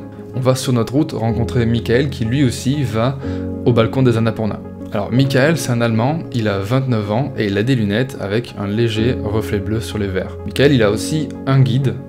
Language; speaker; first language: French; native; French